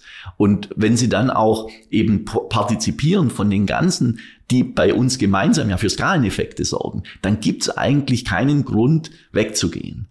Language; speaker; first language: German; native; German